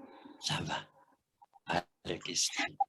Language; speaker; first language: French; non-native, fluent; Vietnamese